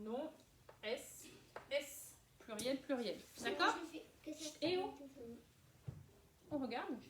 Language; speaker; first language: French; native; French